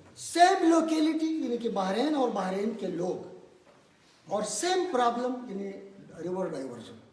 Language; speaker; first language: Urdu; non-native, local second language; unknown